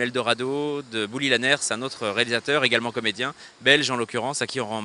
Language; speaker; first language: French; native; French